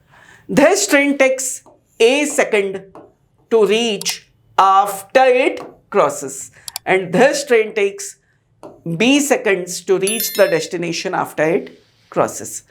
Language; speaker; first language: English; non-native, local second language; Hindi